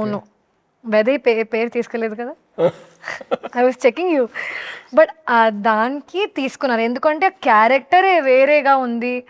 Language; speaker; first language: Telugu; non-native, local second language; Hindi